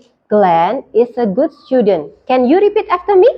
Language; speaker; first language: English; non-native, fluent; Indonesian